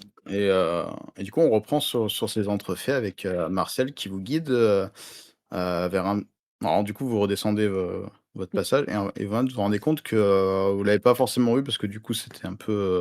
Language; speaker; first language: French; native; French